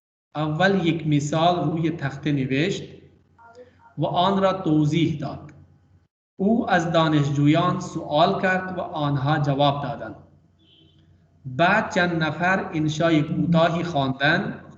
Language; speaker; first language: Persian; non-native, fluent; Urdu